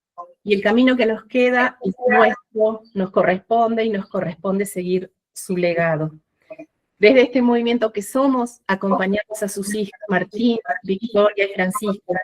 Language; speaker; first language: Spanish; native; Spanish